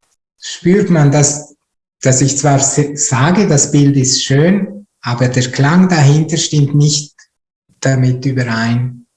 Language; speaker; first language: German; non-native, fluent; Italian